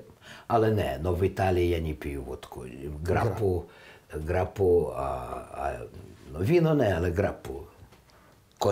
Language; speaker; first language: Czech; non-native, learner; Russian